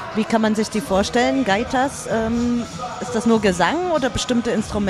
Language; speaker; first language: German; native; German